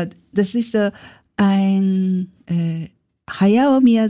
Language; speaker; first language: German; non-native, learner; Japanese